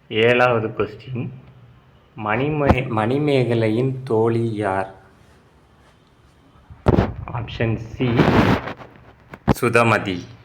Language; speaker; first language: Tamil; native; Tamil